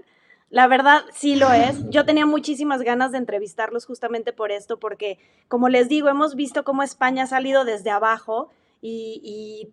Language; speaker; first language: Spanish; native; Spanish